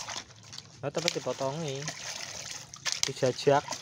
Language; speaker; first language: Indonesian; non-native, local second language; Javanese